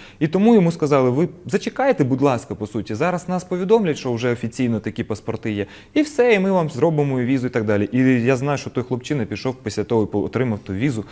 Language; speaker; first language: Ukrainian; non-native, local second language; Russian